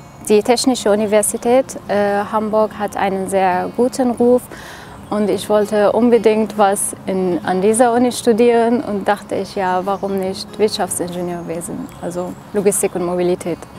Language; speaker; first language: German; non-native, fluent; Arabic